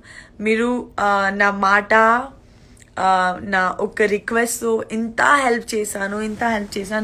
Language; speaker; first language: Telugu; non-native, learner; Gujarati